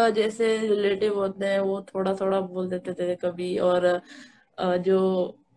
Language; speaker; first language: Hindi; native; Hindi